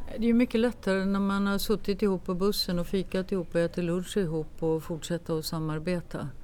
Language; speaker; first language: Swedish; native; Swedish